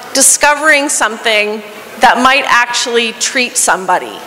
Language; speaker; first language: English; native; English